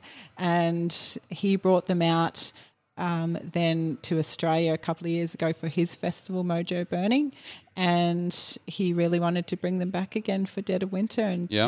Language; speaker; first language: English; native; English